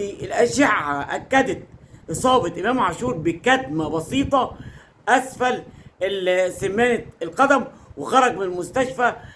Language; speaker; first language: Arabic; native; Arabic